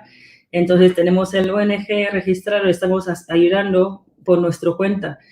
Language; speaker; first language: Spanish; non-native, fluent; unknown